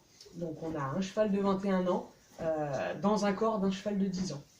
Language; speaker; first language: French; native; French